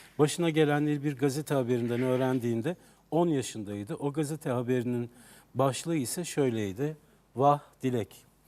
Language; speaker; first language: Turkish; native; Turkish